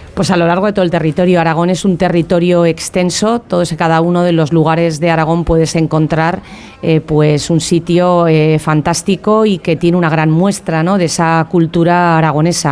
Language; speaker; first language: Spanish; native; Spanish